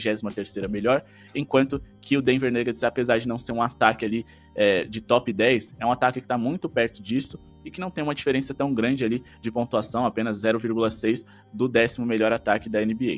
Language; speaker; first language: Portuguese; native; Portuguese